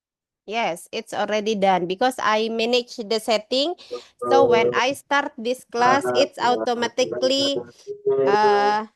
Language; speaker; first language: English; non-native, learner; Indonesian